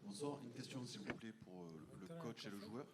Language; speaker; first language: French; native; French